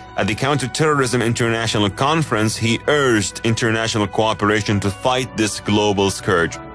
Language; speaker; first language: English; non-native, fluent; Arabic